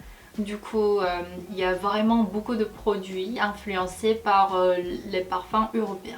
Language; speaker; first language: French; non-native, fluent; Korean